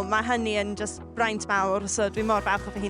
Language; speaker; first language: Welsh; non-native, fluent; English